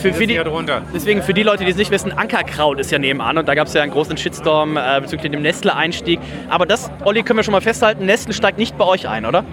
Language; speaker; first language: German; native; German